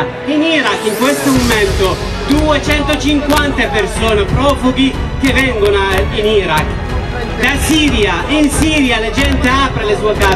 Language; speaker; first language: Italian; non-native, learner; Arabic